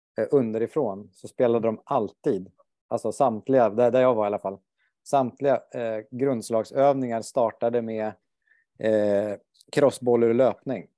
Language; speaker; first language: Swedish; native; Swedish